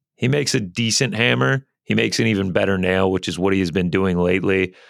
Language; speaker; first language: English; native; English